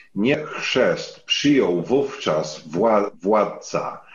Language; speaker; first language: Polish; non-native, learner; English